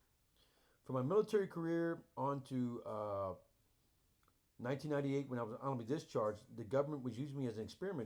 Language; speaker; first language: English; native; English